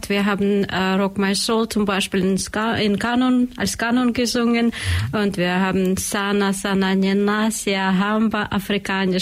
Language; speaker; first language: German; non-native, learner; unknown